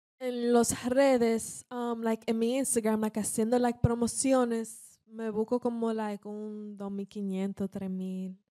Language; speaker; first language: Spanish; early bilingual, heritage; Spanish